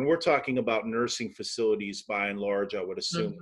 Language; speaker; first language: English; native; English